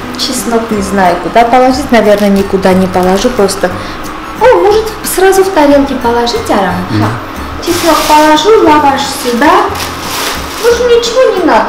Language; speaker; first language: Russian; non-native, fluent; Armenian